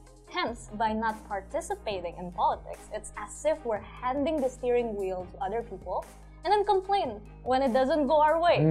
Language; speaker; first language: English; early bilingual, other home language; Indonesian